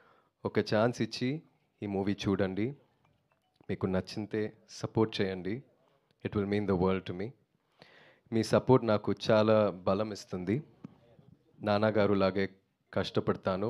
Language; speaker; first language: Telugu; non-native, learner; Tamil